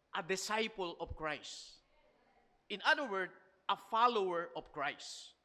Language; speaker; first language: English; non-native, local second language; Filipino